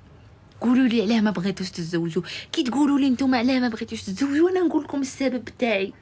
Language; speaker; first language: Arabic; native; Arabic